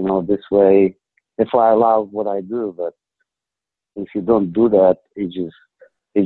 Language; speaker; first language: English; non-native, fluent; Ukrainian